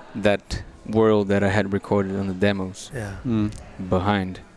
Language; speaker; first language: English; non-native, fluent; Portuguese